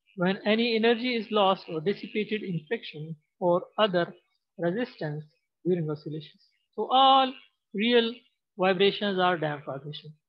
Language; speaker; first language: English; non-native, local second language; Pashto